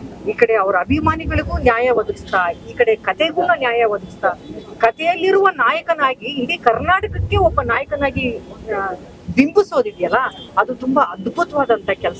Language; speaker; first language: Kannada; native; Kannada